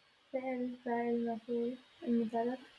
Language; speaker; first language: Arabic; non-native, learner; English